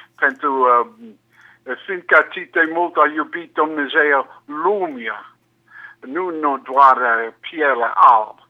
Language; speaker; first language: Romanian; non-native, learner; English